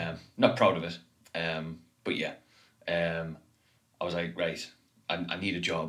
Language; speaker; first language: English; native; English